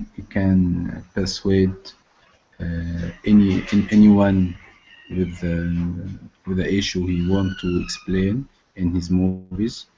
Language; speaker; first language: English; non-native, learner; Arabic